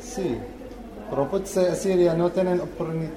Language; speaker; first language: Catalan; non-native, learner; Arabic